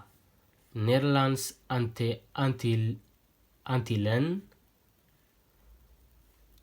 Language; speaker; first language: Dutch; non-native, learner; Tigrinya